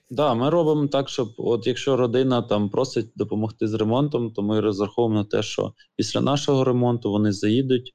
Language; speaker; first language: Ukrainian; native; Ukrainian